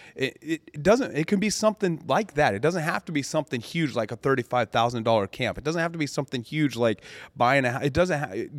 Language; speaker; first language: English; native; English